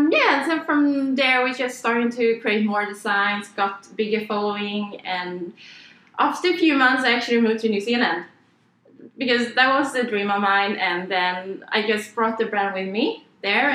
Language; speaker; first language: English; non-native, fluent; Swedish